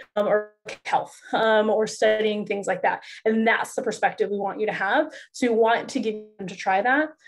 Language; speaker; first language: English; native; English